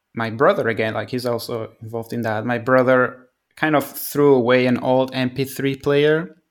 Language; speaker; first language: English; non-native, fluent; Spanish